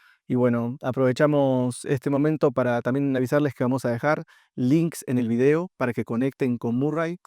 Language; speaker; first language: Spanish; native; Spanish